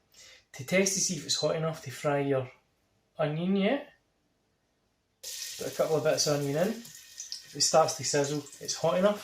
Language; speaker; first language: English; native; English